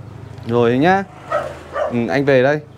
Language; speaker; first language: Vietnamese; native; Vietnamese